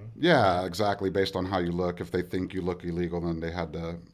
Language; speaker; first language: English; early bilingual, other home language; Spanish